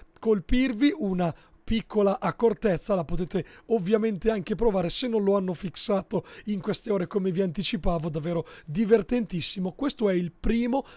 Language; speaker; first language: Italian; native; Italian